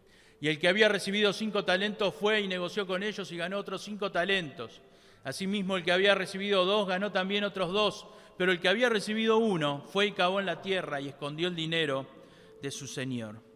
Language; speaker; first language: Spanish; native; Spanish